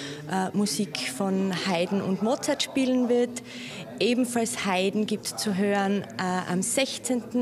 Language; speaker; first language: German; native; German